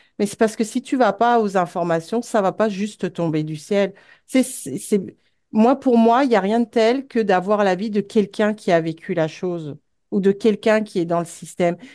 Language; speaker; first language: French; native; French